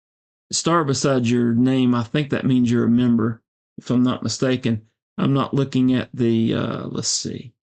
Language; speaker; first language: English; native; English